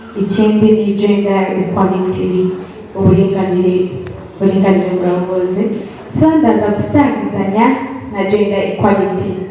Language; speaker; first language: Kinyarwanda; early bilingual, heritage; Kinyarwanda